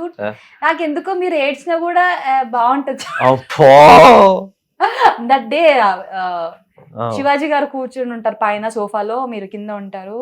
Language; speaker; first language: Telugu; native; Telugu